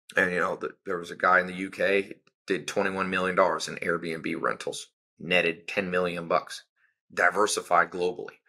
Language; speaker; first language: English; native; English